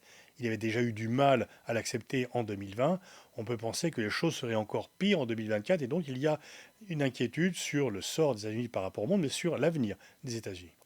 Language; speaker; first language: French; native; French